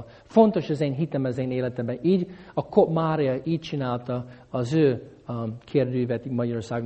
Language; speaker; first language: Hungarian; non-native, fluent; English